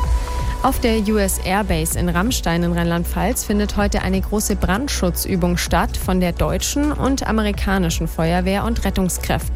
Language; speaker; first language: German; native; German